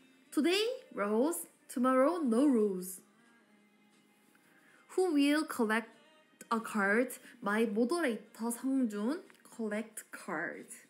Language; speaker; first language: English; non-native, learner; Korean